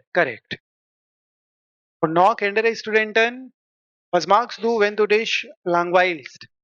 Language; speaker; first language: German; non-native, fluent; Hindi